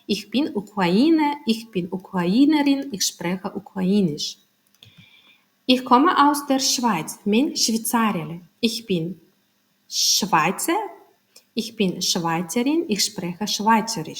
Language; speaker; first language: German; non-native, fluent; Turkmen